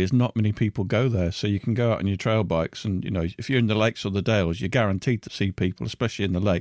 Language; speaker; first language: English; native; English